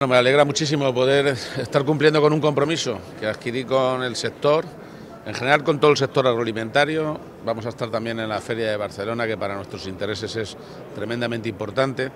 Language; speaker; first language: Spanish; native; Spanish